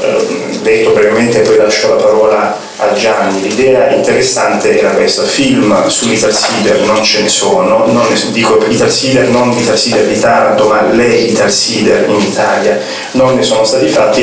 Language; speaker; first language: Italian; native; Italian